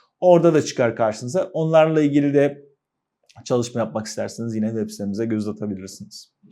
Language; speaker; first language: Turkish; native; Turkish